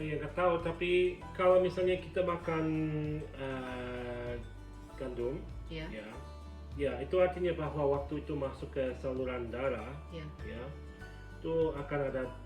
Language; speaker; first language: Indonesian; non-native, fluent; English